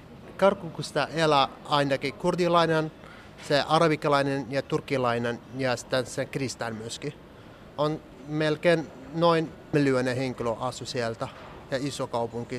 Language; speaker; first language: Finnish; non-native, learner; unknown